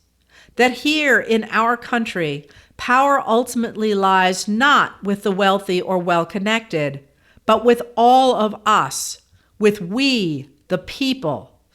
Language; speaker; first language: English; native; English